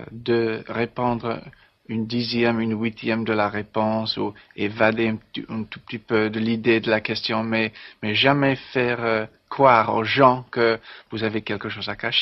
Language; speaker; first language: French; non-native, learner; English